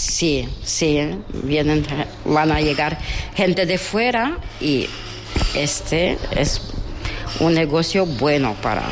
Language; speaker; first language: Spanish; non-native, learner; Romanian